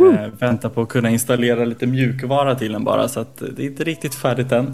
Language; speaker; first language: Swedish; native; Swedish